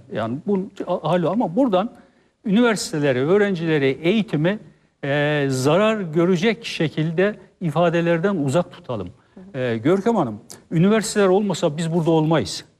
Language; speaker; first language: Turkish; native; Turkish